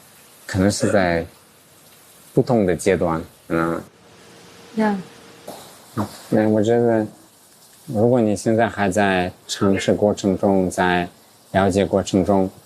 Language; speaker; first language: Chinese; non-native, fluent; English